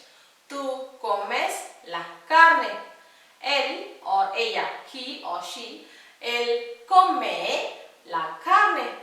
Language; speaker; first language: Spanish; non-native, fluent; Tamil